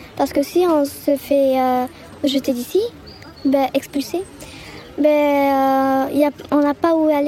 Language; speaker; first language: French; early bilingual, other home language; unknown